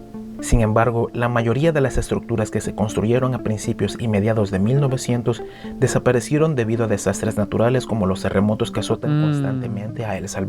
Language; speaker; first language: Spanish; native; Spanish